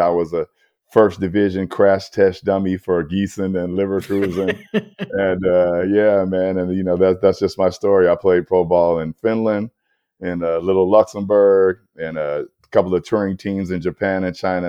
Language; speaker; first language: English; native; English